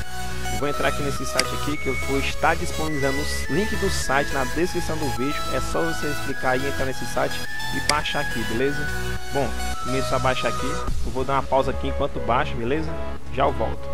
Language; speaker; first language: Portuguese; native; Portuguese